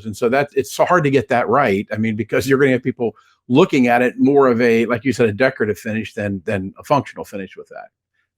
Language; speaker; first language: English; native; English